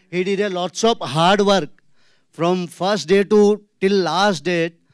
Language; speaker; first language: Telugu; non-native, local second language; Hindi